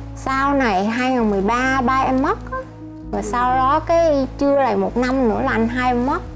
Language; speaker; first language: Vietnamese; native; Vietnamese